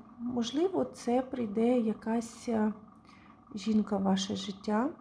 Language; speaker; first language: Ukrainian; non-native, local second language; Russian